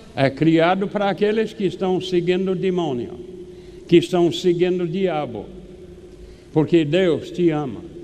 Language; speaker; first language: Portuguese; non-native, fluent; English